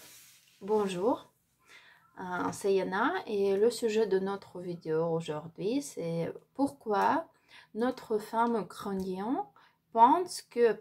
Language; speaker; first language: French; non-native, learner; Ukrainian